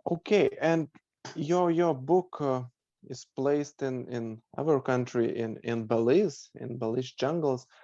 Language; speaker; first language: English; non-native, fluent; Lithuanian